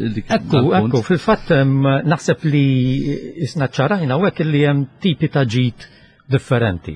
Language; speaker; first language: Maltese; native; Maltese